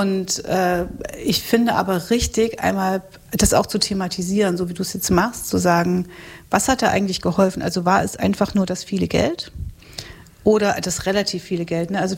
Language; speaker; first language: German; native; German